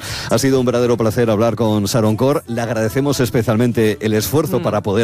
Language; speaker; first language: Spanish; native; Spanish